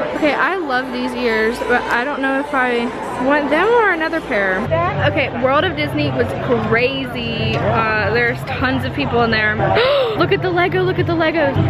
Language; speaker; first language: English; native; English